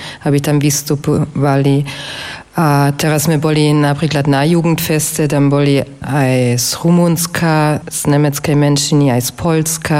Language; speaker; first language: Slovak; non-native, fluent; German